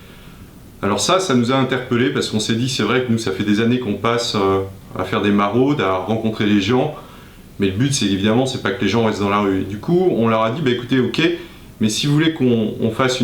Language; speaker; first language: French; native; French